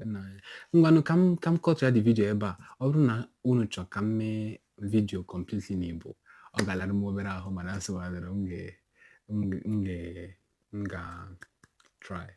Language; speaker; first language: Igbo; non-native, local second language; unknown